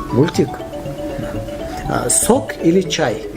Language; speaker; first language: Russian; non-native, local second language; Tajik